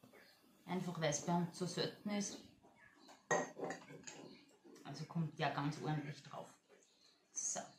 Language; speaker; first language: German; native; German